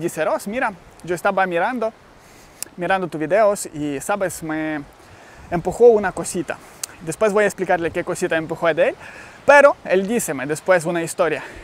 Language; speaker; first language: Spanish; non-native, learner; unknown